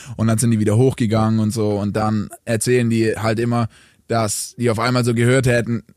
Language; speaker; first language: German; native; German